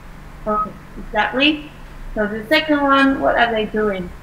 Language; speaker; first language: English; non-native, fluent; Vietnamese